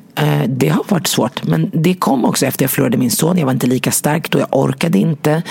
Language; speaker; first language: Swedish; early bilingual, other home language; Arabic